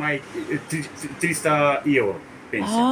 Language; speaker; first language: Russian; non-native, learner; Romanian